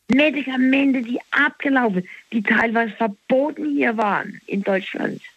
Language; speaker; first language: German; native; German